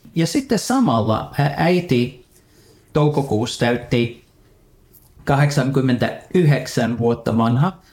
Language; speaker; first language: Finnish; early bilingual, heritage; Finnish